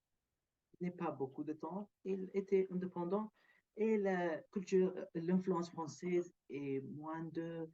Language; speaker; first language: French; non-native, learner; Arabic